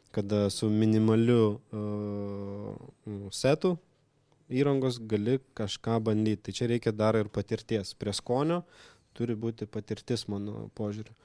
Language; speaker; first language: Lithuanian; non-native, local second language; Russian